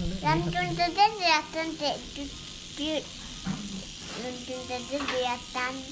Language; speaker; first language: Indonesian; early bilingual, heritage; Indonesian